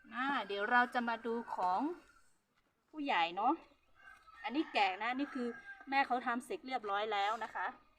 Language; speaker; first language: Thai; non-native, local second language; Hmong